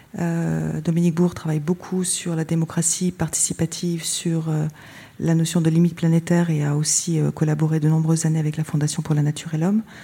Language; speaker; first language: French; native; French